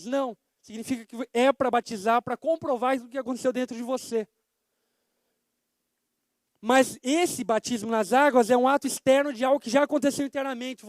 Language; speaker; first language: Portuguese; native; Portuguese